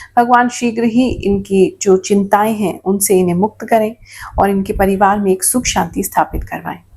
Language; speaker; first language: Hindi; native; Hindi